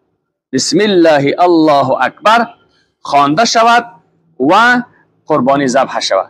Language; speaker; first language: Persian; native; Persian